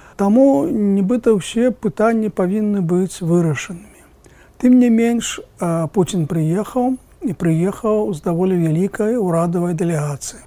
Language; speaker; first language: Belarusian; native; Belarusian